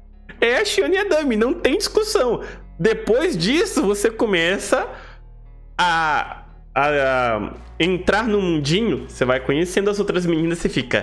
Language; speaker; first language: Portuguese; native; Portuguese